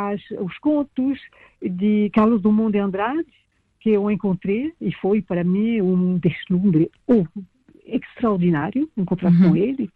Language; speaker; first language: Portuguese; non-native, fluent; French